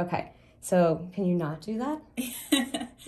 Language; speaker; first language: English; native; English